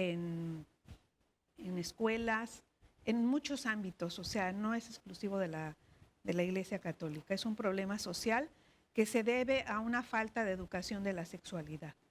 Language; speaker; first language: Spanish; native; Spanish